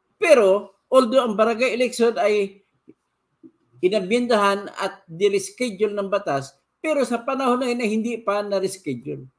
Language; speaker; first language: Filipino; non-native, local second language; Cebuano